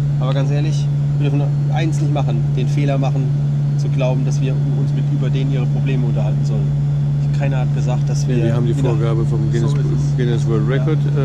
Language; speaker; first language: German; native; German